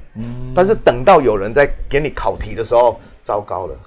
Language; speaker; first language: Chinese; native; Chinese